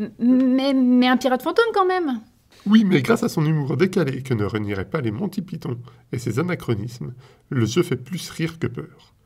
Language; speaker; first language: French; native; French